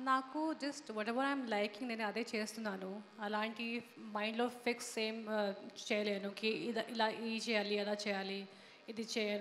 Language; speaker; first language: Telugu; non-native, learner; Hindi